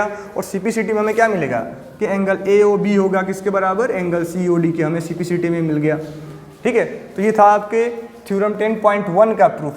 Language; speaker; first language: Hindi; native; Hindi